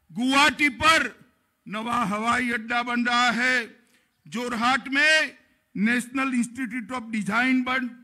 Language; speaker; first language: Hindi; non-native, local second language; Gujarati